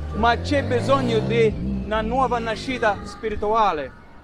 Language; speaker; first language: Italian; non-native, fluent; English